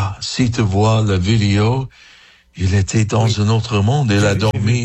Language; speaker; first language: French; non-native, fluent; English